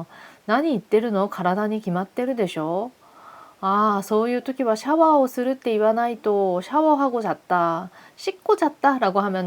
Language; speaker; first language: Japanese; non-native, fluent; Korean